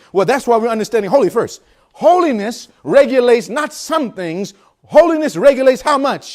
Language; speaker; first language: English; native; English